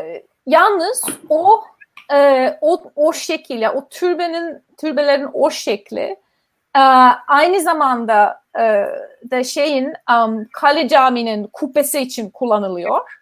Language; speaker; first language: Turkish; non-native, fluent; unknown